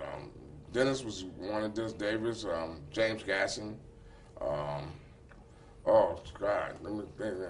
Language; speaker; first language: English; native; English